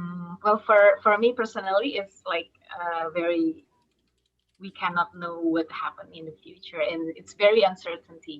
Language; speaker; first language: English; non-native, fluent; Indonesian